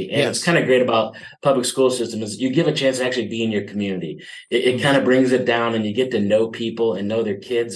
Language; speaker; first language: English; native; English